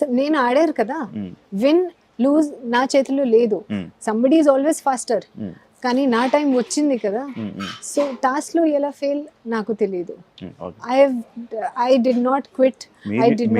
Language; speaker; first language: Telugu; non-native, learner; Hindi